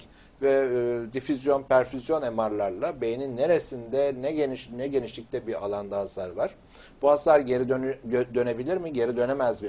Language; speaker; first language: Turkish; native; Turkish